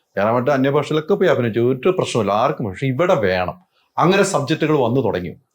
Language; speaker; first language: Malayalam; native; Malayalam